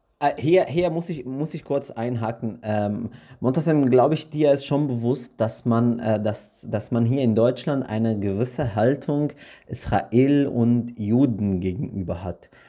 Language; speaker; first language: German; early bilingual, other home language; Arabic